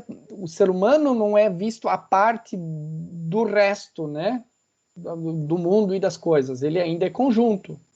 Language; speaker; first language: Portuguese; native; Portuguese